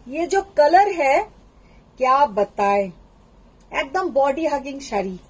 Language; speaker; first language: Hindi; non-native, local second language; Bangla